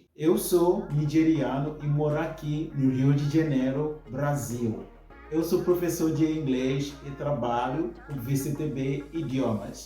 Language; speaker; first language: Portuguese; non-native, fluent; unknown